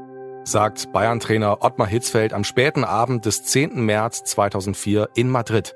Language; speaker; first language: German; native; German